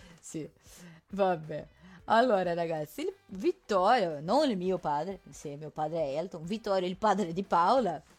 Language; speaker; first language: Italian; non-native, fluent; Portuguese